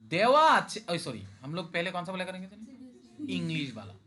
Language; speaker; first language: Hindi; non-native, local second language; Bangla